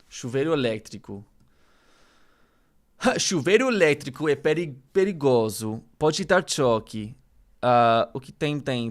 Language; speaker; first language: Portuguese; non-native, learner; English